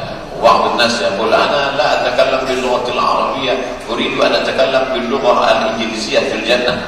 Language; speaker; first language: Arabic; non-native, fluent; Indonesian